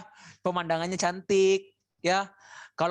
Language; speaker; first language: Indonesian; native; Indonesian